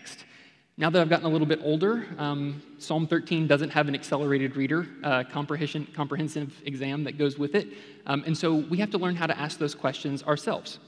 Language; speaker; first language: English; native; English